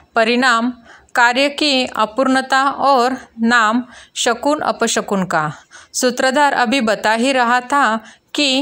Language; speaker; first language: Hindi; non-native, local second language; Marathi